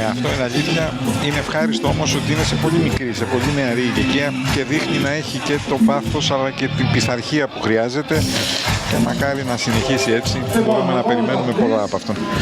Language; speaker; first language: Greek; native; Greek